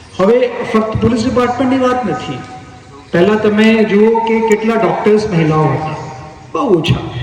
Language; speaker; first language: Gujarati; non-native, local second language; Hindi